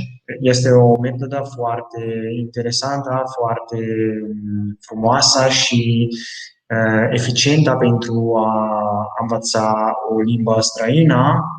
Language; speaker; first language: Romanian; non-native, fluent; Italian